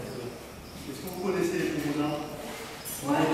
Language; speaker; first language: French; native; French